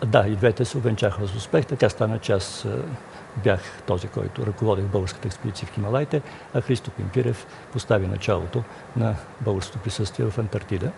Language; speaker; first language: Bulgarian; native; Bulgarian